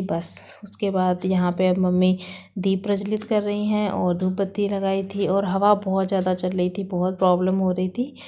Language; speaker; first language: Hindi; native; Hindi